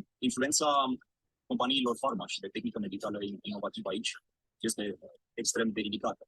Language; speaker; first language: Romanian; native; Romanian